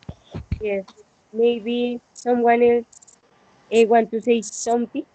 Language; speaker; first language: English; non-native, learner; Spanish